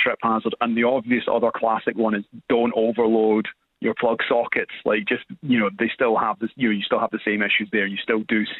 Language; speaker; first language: English; native; English